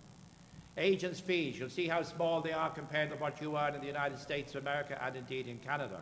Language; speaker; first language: English; native; English